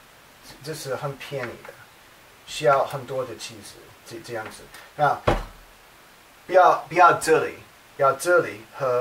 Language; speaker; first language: Chinese; non-native, learner; English